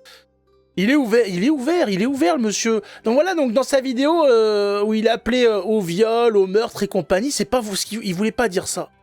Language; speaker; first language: French; native; French